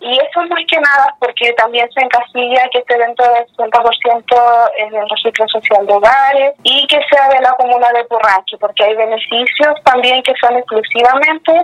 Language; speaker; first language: Spanish; native; Spanish